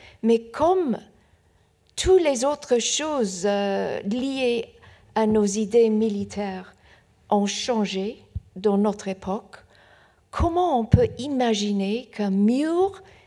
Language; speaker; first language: French; non-native, fluent; Persian